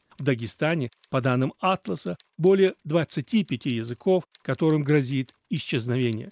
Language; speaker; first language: Russian; non-native, local second language; Chechen